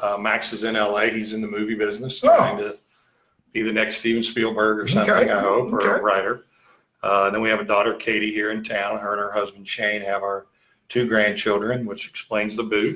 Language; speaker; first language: English; native; English